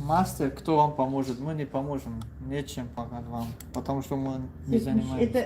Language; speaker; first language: Russian; non-native, local second language; Tajik